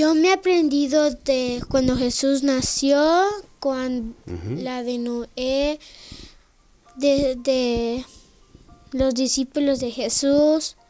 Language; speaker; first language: Spanish; early bilingual, heritage; Spanish